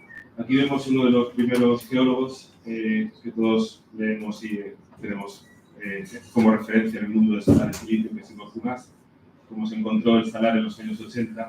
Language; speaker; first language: Spanish; native; Spanish